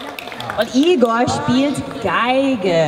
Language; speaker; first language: German; non-native, fluent; English